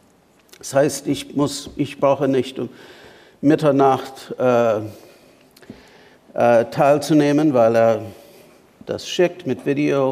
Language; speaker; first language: German; non-native, fluent; English